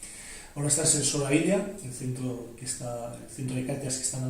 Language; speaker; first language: Spanish; native; Spanish